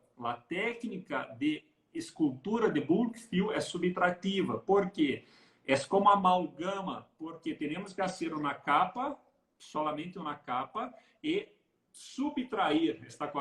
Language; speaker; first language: Portuguese; non-native, learner; Spanish